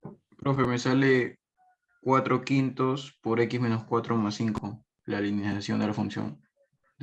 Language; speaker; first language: Spanish; native; Spanish